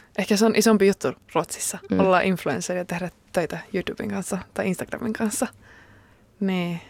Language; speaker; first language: Finnish; early bilingual, heritage; Finnish